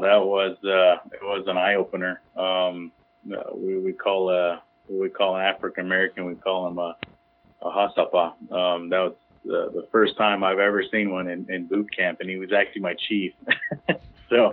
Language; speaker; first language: English; native; English